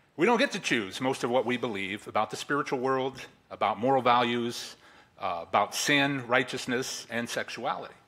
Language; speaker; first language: English; native; English